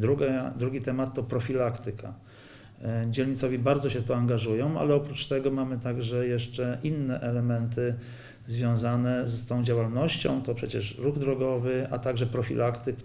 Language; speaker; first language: Polish; native; Polish